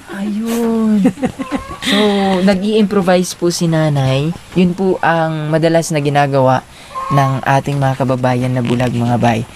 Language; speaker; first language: Filipino; non-native, local second language; Cebuano